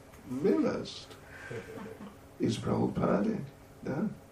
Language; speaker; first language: Russian; non-native, learner; English